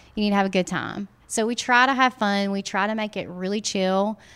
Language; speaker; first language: English; native; English